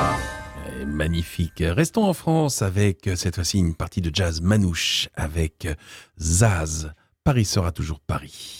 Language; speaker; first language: French; native; French